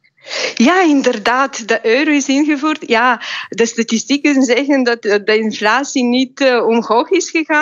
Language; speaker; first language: Dutch; non-native, fluent; Bulgarian